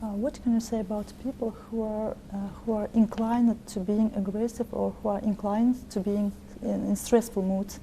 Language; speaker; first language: English; non-native, fluent; Kazakh